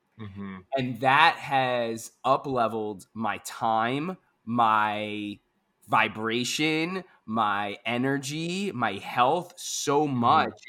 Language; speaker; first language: English; native; English